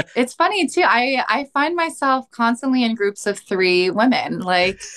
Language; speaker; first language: English; early bilingual, other home language; Korean